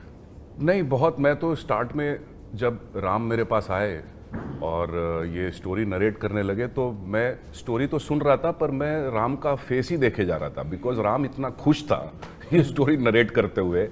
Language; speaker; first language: Hindi; non-native, local second language; Telugu